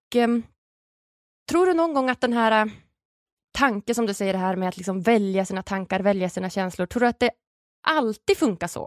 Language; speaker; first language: Swedish; native; Swedish